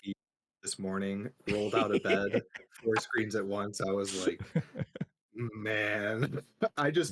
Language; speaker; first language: English; native; English